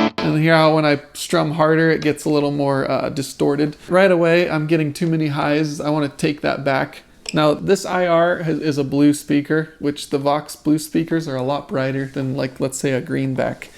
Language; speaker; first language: English; native; English